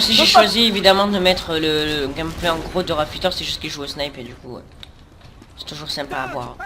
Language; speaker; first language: French; native; French